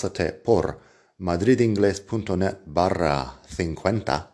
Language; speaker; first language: Spanish; non-native, fluent; English